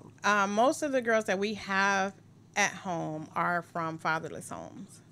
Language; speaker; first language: English; native; English